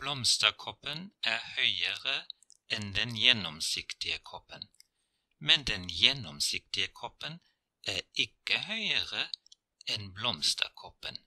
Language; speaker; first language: Norwegian; non-native, fluent; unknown